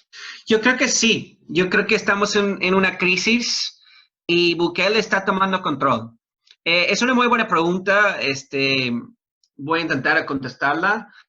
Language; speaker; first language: Spanish; non-native, fluent; English